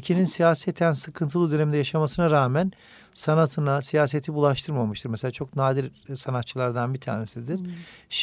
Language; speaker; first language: Turkish; native; Turkish